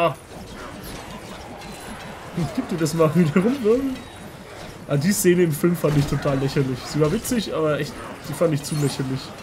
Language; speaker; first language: German; native; German